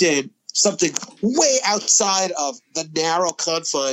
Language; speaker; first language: English; native; English